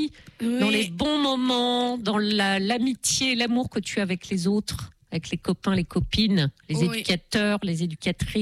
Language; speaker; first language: French; native; French